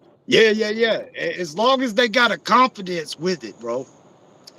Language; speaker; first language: English; native; English